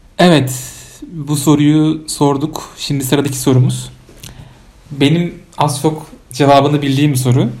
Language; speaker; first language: Turkish; native; Turkish